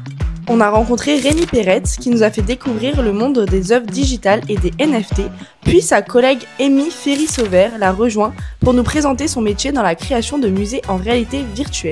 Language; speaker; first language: French; native; French